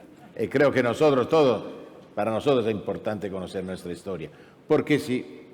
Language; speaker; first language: Spanish; non-native, fluent; Italian